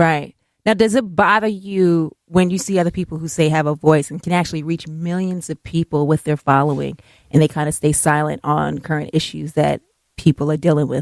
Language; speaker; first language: English; native; English